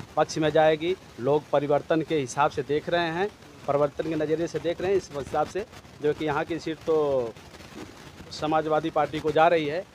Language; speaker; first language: Hindi; native; Hindi